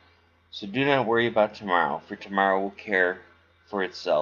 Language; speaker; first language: English; native; English